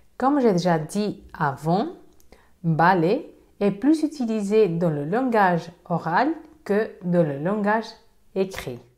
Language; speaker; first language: French; non-native, fluent; Spanish